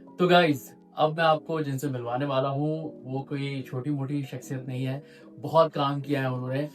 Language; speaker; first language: Hindi; native; Hindi